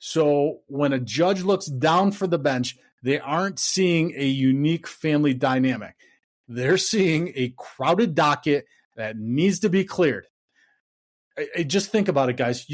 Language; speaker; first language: English; native; English